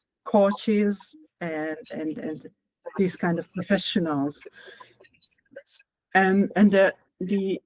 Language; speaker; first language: English; non-native, learner; Hungarian